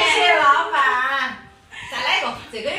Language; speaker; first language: Chinese; native; Chinese